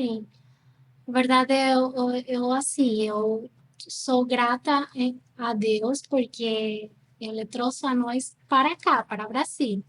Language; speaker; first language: Portuguese; non-native, fluent; Spanish